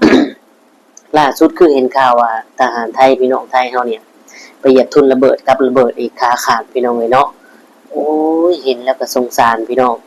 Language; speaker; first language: Thai; non-native, local second language; Lao